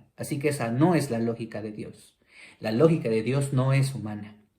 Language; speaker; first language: Spanish; native; Spanish